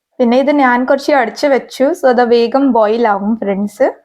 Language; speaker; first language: Malayalam; non-native, learner; Hindi